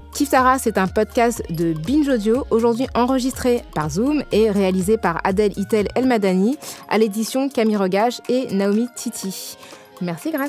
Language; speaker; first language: French; native; French